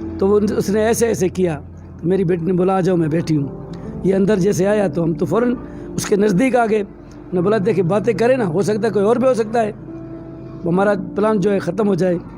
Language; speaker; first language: Urdu; non-native, local second language; Sindhi